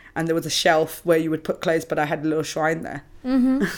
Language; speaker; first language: English; native; English